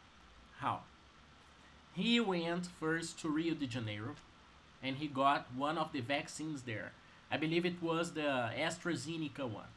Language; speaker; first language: English; non-native, fluent; Portuguese